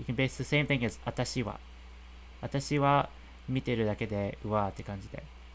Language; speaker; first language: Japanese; non-native, fluent; English